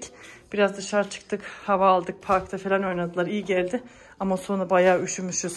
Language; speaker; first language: Turkish; native; Turkish